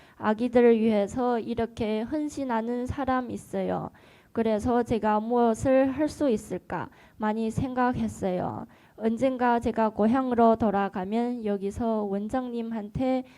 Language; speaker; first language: Korean; non-native, learner; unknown